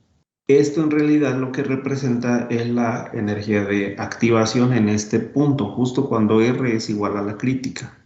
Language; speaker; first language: Spanish; native; Spanish